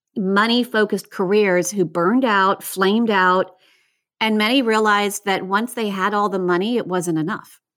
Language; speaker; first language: English; native; English